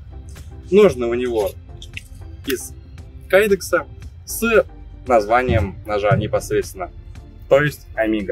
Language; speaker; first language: Russian; native; Russian